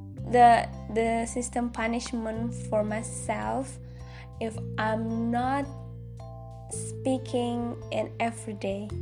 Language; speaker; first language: English; non-native, learner; Indonesian